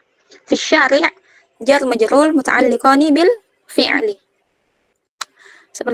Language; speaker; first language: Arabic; non-native, learner; Indonesian